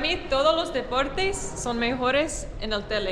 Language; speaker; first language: Spanish; non-native, learner; English